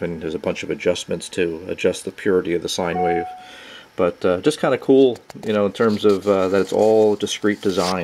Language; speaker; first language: English; native; English